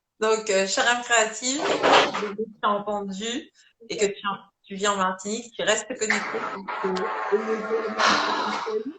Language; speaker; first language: French; native; French